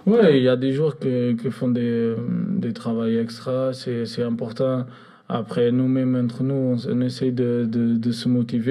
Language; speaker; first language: French; non-native, fluent; Portuguese